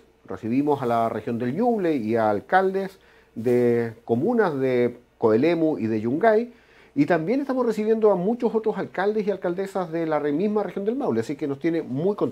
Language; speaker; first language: Spanish; native; Spanish